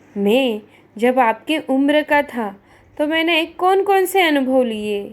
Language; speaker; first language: Hindi; non-native, local second language; Marathi